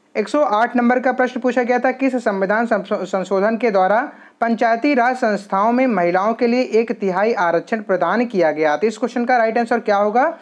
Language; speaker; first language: Hindi; native; Hindi